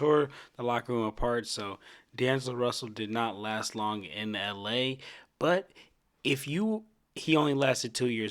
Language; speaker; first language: English; native; English